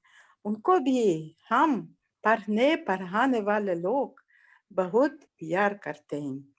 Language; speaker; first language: Hindi; non-native, fluent; Kazakh